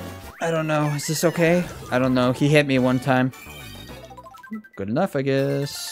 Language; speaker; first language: English; native; English